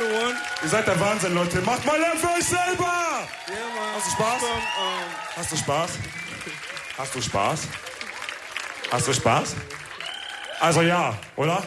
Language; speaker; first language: German; early bilingual, other home language; Wolof